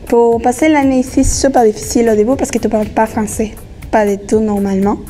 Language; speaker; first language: French; non-native, fluent; Spanish